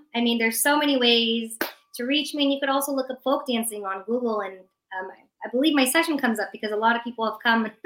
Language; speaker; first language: English; early bilingual, other home language; Persian